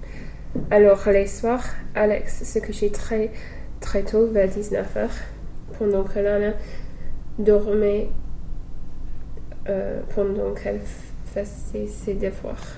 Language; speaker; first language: French; non-native, fluent; English